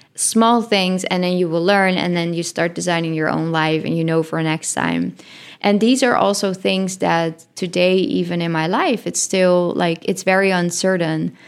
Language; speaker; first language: English; non-native, fluent; Dutch